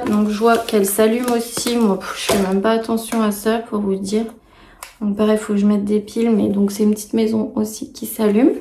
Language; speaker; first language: French; native; French